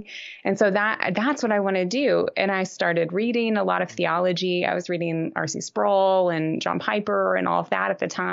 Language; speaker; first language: English; native; English